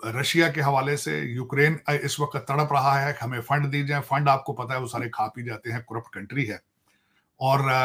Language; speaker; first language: Hindi; native; Hindi